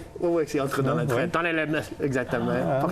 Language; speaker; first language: French; non-native, learner; English